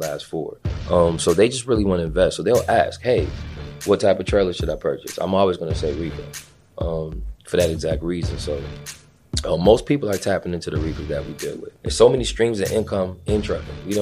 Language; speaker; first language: English; native; English